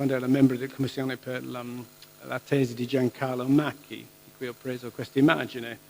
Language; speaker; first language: Italian; non-native, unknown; English